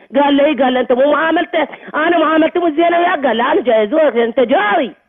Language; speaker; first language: Arabic; native; Arabic